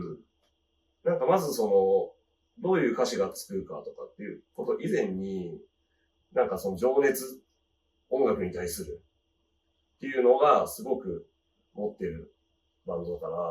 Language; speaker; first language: Japanese; native; Japanese